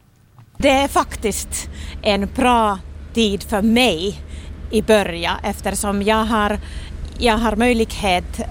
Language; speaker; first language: Swedish; non-native, local second language; Finnish